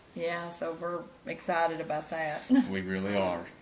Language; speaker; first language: English; native; English